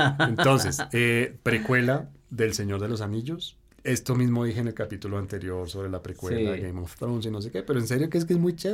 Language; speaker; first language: Spanish; native; Spanish